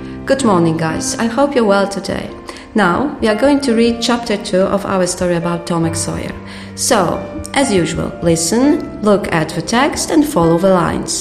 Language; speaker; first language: English; non-native, fluent; Polish